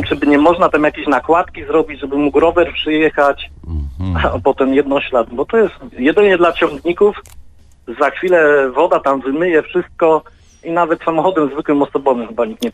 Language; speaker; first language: Polish; native; Polish